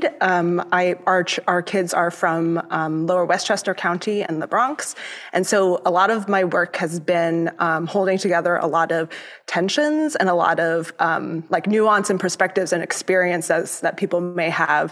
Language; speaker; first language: English; early bilingual, other home language; Cantonese